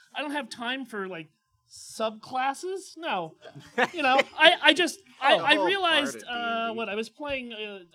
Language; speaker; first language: English; native; English